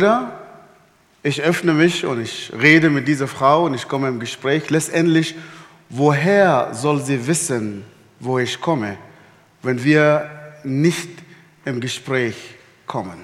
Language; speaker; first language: German; non-native, fluent; Arabic